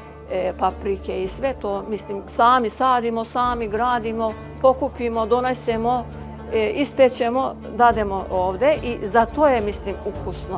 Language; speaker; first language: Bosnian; early bilingual, heritage; Bosnian